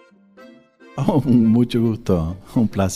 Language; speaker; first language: Spanish; non-native, fluent; Dutch